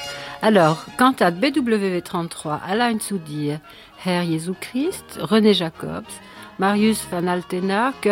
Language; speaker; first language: French; native; French